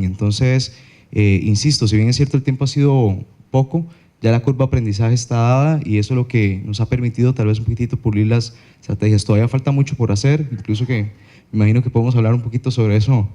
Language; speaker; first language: Spanish; native; Spanish